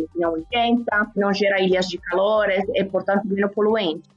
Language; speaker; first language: Portuguese; non-native, fluent; Italian